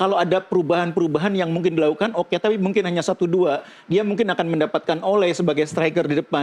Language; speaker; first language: Indonesian; native; Indonesian